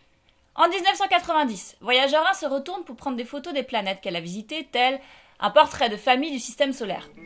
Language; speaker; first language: French; native; French